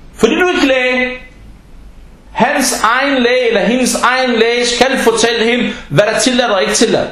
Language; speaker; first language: Danish; non-native, fluent; Arabic